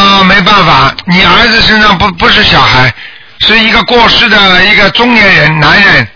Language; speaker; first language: Chinese; native; Chinese